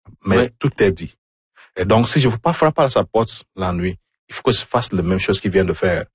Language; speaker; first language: French; non-native, fluent; Igbo